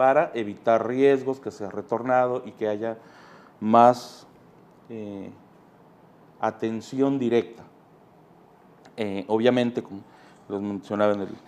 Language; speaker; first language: Spanish; native; Spanish